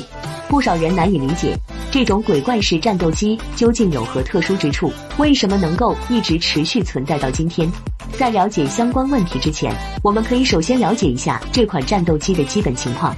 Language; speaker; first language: Chinese; native; Chinese